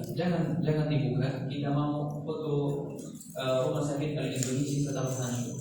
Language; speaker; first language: Indonesian; non-native, fluent; Arabic